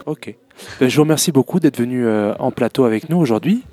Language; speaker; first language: French; native; French